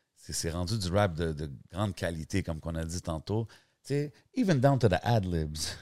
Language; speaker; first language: French; native; French